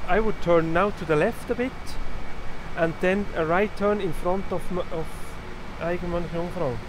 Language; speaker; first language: English; non-native, fluent; German